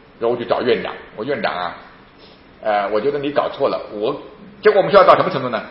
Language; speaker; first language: Chinese; native; Chinese